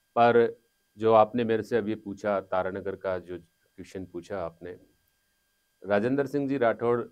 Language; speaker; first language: Hindi; native; Hindi